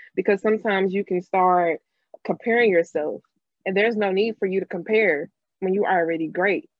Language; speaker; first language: English; native; English